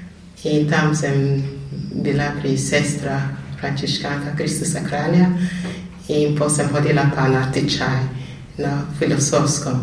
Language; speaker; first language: Slovenian; non-native, fluent; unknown